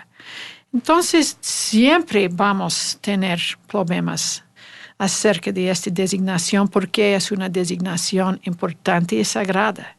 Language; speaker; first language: Spanish; non-native, learner; English